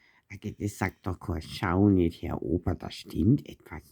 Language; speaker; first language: German; native; German